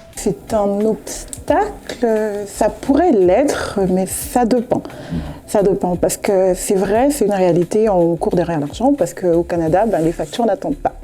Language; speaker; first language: French; non-native, local second language; Lingala